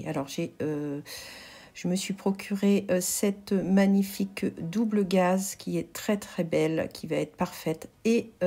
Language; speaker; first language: French; native; French